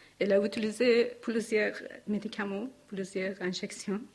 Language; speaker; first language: French; non-native, learner; Persian